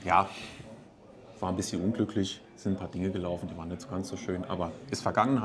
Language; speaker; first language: German; native; German